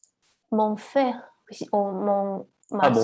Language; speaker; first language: French; non-native, learner; Chinese